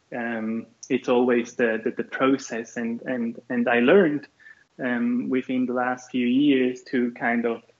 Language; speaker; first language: English; non-native, fluent; German